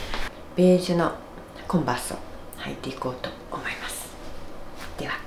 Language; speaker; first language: Japanese; native; Japanese